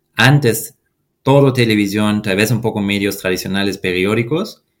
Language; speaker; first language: Spanish; non-native, fluent; German